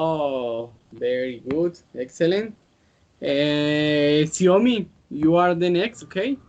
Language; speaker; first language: English; non-native, learner; Spanish